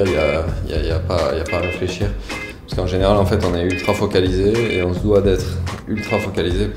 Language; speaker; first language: French; native; French